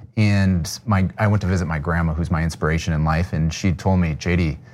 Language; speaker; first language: English; native; English